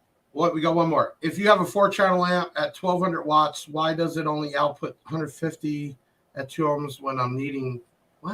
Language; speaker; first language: English; native; English